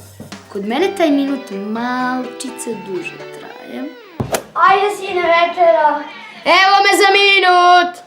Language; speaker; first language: Bosnian; native; Bosnian